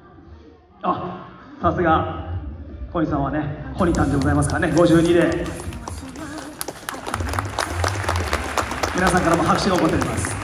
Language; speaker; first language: Japanese; native; Japanese